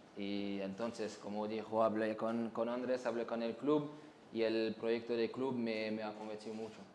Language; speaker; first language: Spanish; non-native, learner; French